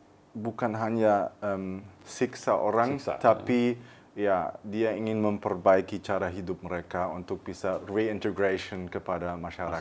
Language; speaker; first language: Indonesian; early bilingual, heritage; German